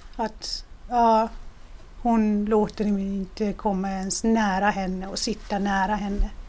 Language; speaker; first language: Swedish; non-native, fluent; Persian